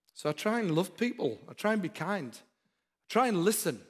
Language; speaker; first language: English; native; English